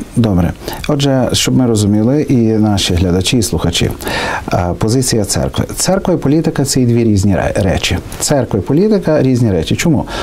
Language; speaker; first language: Ukrainian; native; Ukrainian